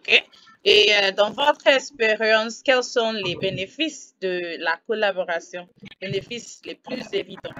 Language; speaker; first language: French; non-native, fluent; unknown